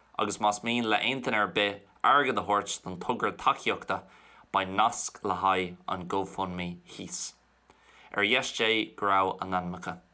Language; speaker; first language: Irish; non-native, local second language; English